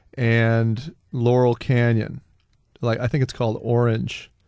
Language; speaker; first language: English; native; English